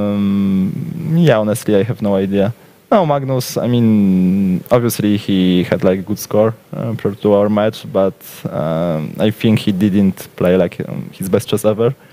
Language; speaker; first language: English; non-native, fluent; Polish